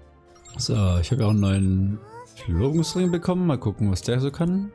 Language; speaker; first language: German; native; German